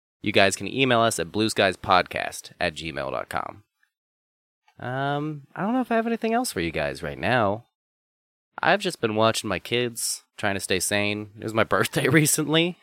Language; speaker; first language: English; native; English